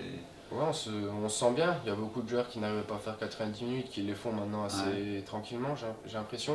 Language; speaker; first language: French; native; French